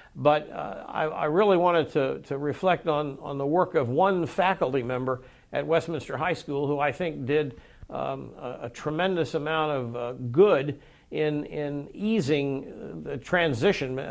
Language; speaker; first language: English; native; English